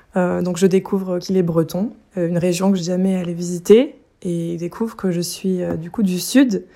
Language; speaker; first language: French; native; French